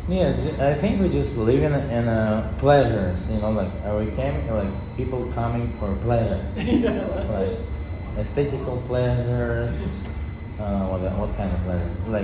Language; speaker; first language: English; non-native, fluent; Russian